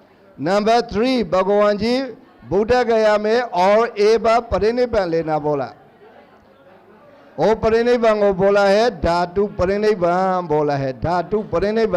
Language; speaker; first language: Hindi; non-native, learner; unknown